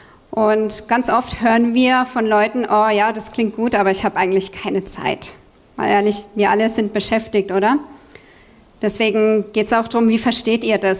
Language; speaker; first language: German; native; German